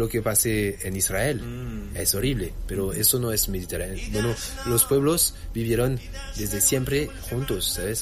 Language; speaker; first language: Spanish; non-native, learner; French